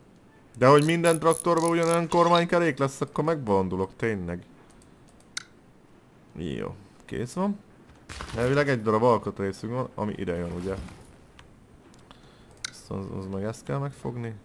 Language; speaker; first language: Hungarian; native; Hungarian